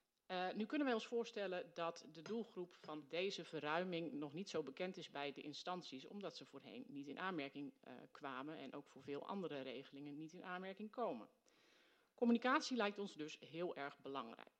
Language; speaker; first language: Dutch; native; Dutch